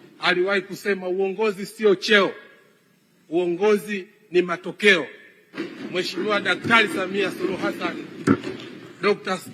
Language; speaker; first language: Swahili; native; Swahili